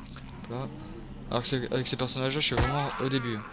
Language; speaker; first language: French; native; French